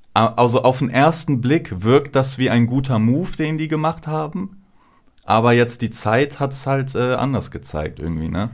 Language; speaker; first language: German; native; German